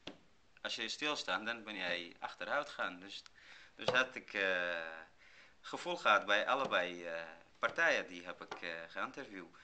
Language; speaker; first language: Dutch; non-native, learner; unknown